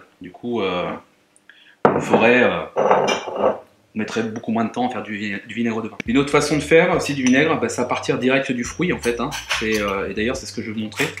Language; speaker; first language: French; native; French